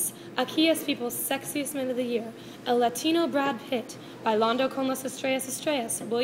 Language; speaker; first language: Spanish; non-native, learner; English